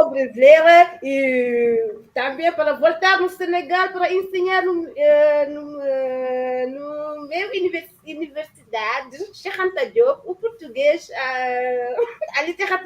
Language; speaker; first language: Portuguese; non-native, learner; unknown